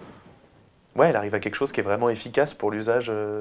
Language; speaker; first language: French; native; French